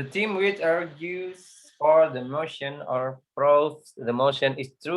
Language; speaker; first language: English; non-native, learner; Indonesian